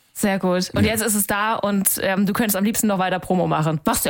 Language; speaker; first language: German; native; German